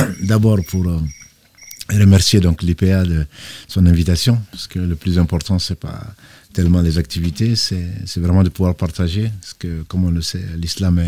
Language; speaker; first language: French; native; French